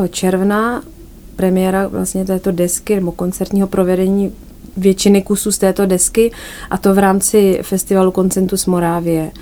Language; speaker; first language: Czech; native; Czech